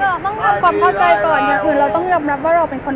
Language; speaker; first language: Thai; native; Thai